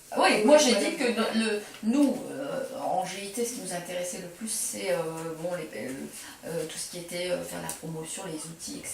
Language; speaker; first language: French; native; French